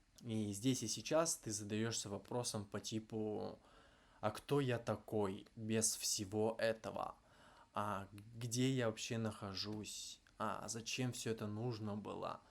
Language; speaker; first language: Russian; native; Russian